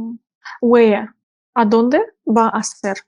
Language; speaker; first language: Spanish; non-native, learner; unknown